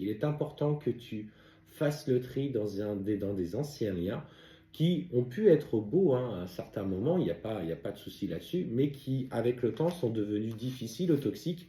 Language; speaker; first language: French; native; French